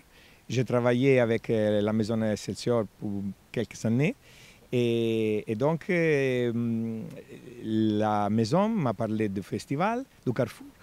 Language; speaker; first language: French; non-native, fluent; Italian